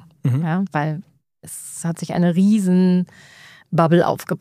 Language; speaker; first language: German; native; German